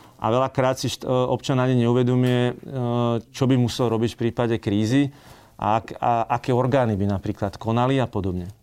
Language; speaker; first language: Slovak; native; Slovak